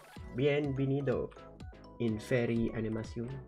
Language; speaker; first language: Spanish; non-native, learner; English